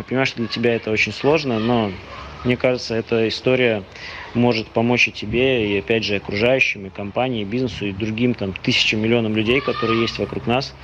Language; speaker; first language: Russian; native; Russian